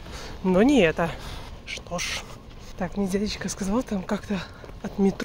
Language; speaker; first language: Russian; native; Russian